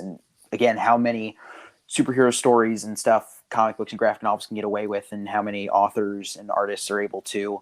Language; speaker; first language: English; native; English